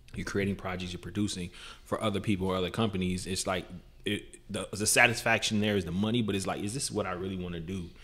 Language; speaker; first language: English; native; English